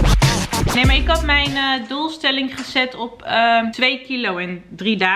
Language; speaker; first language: Dutch; native; Dutch